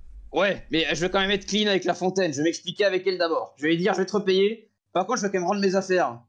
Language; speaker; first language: French; native; French